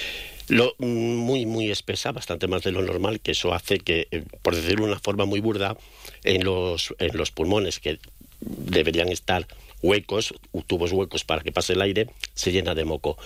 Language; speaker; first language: Spanish; native; Spanish